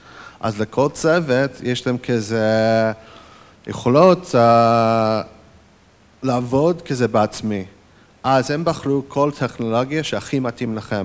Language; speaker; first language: Hebrew; non-native, fluent; English